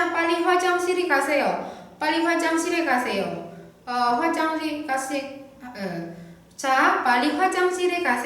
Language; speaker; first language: Korean; non-native, fluent; Indonesian